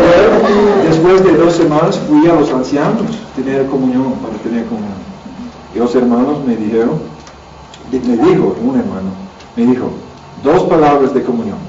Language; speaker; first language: Spanish; non-native, learner; English